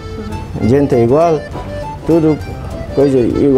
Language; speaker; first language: Portuguese; non-native, learner; Nepali